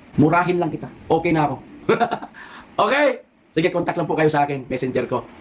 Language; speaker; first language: Filipino; non-native, local second language; Cebuano